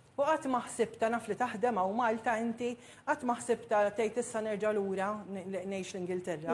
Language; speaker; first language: Maltese; native; Maltese